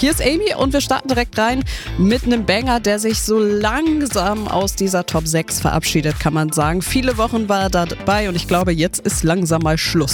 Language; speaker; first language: German; native; German